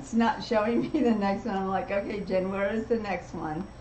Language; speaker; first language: English; native; English